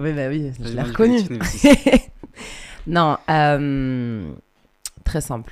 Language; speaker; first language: French; native; French